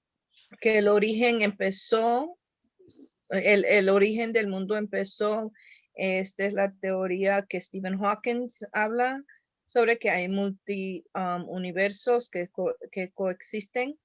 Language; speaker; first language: Spanish; early bilingual, heritage; Spanish